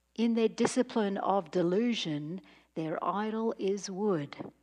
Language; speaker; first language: English; native; English